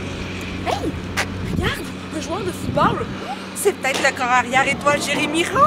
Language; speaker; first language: French; native; French